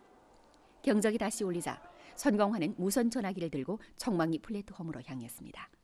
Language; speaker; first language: Korean; native; Korean